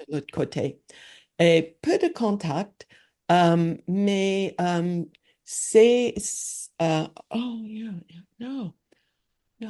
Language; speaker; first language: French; non-native, learner; English